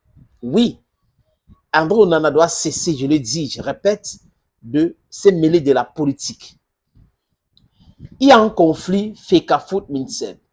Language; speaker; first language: French; non-native, local second language; English